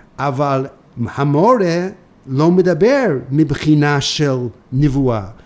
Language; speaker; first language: Hebrew; non-native, fluent; English